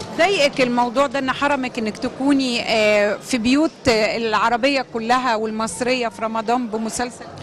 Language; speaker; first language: Egyptian Arabic; native; Egyptian Arabic